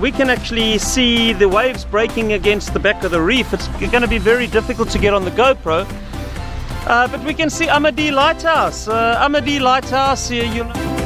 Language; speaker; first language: English; native; English